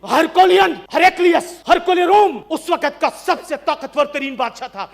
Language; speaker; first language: Urdu; non-native, local second language; Pashto